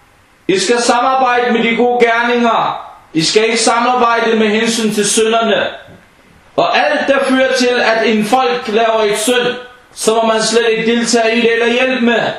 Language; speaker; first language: Danish; non-native, fluent; Arabic